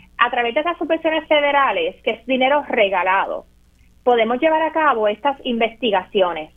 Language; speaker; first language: Spanish; native; Spanish